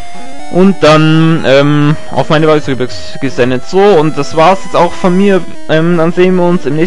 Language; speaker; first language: German; native; German